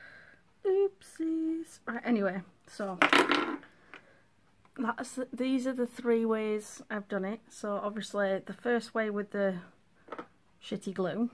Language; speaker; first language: English; native; English